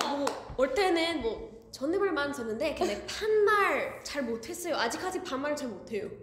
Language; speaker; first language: Korean; early bilingual, heritage; English